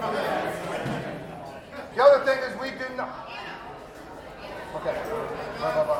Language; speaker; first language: English; native; English